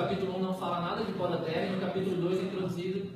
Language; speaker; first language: Portuguese; native; Portuguese